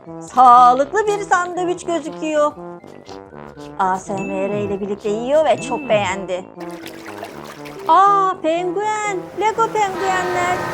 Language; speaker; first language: Turkish; native; Turkish